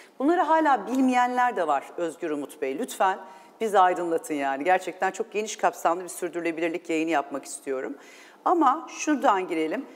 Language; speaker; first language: Turkish; native; Turkish